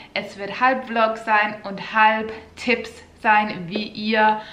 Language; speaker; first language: German; non-native, fluent; Finnish